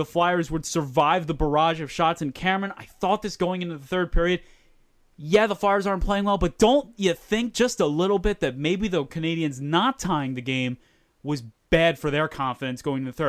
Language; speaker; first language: English; native; English